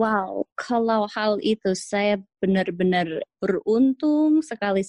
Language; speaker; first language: Indonesian; non-native, fluent; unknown